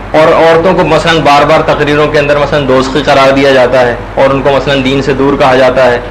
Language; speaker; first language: Urdu; native; Urdu